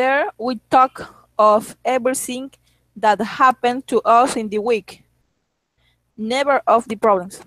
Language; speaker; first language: English; non-native, learner; Spanish